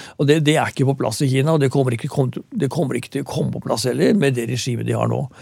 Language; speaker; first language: Norwegian; native; Norwegian